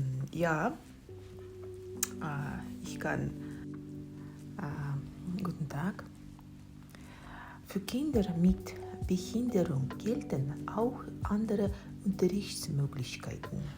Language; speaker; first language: German; non-native, learner; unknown